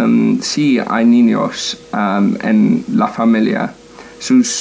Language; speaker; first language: Spanish; non-native, learner; English